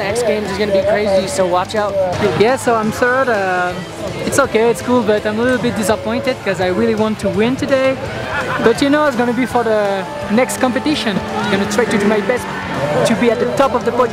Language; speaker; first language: English; non-native, fluent; French